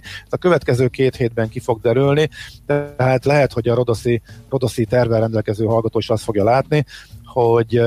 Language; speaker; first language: Hungarian; native; Hungarian